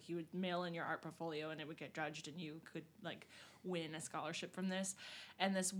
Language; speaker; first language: English; native; English